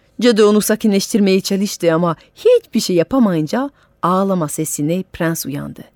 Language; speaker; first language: Turkish; non-native, fluent; French